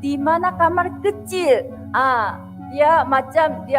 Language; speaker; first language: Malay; non-native, fluent; Korean